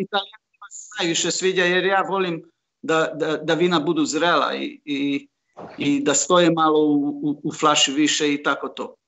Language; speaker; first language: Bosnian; non-native, local second language; Hungarian